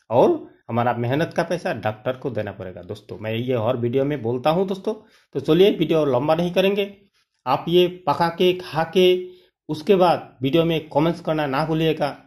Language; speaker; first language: Hindi; non-native, local second language; Bangla